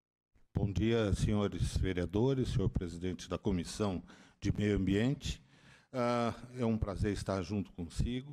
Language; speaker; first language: Portuguese; native; Portuguese